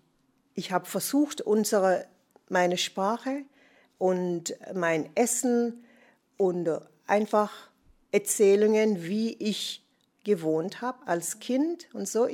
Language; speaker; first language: German; non-native, fluent; English